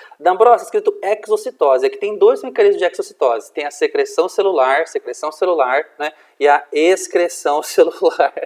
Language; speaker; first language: Portuguese; native; Portuguese